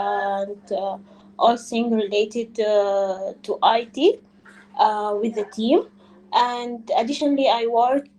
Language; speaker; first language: English; non-native, learner; Arabic